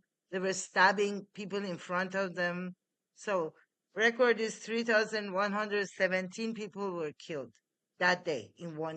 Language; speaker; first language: English; non-native, fluent; Persian